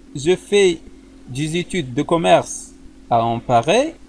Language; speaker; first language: French; non-native, local second language; Arabic